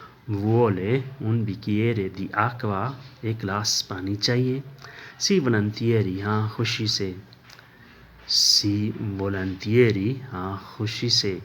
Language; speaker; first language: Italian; non-native, learner; Urdu